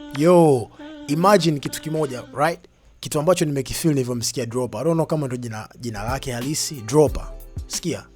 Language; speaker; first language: Swahili; native; Swahili